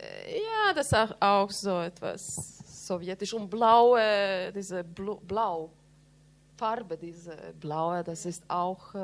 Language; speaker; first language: German; non-native, learner; Latvian